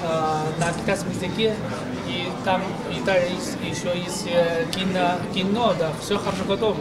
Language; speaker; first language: Russian; non-native, learner; Chinese